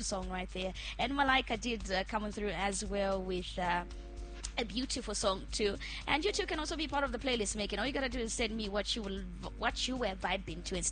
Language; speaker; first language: English; non-native, local second language; Bemba